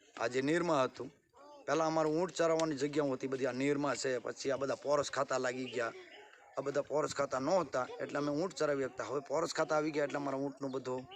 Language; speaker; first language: Gujarati; non-native, local second language; Kachhi